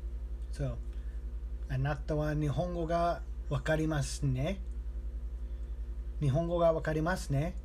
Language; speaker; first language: Japanese; non-native, learner; English